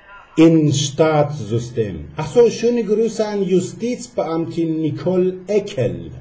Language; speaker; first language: German; non-native, fluent; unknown